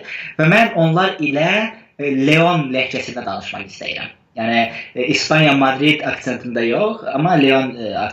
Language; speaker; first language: Azerbaijani; non-native, fluent; Turkish